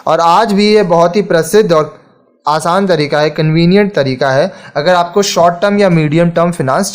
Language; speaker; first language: Hindi; native; Hindi